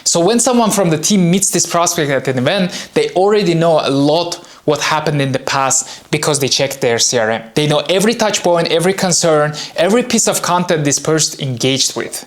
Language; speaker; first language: English; non-native, fluent; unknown